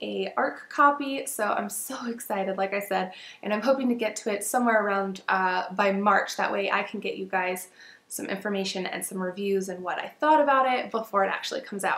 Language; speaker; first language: English; native; English